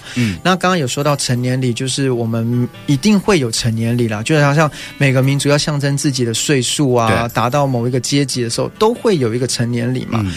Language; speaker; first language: Chinese; native; Chinese